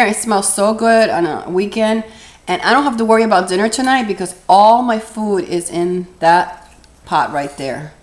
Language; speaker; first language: English; native; English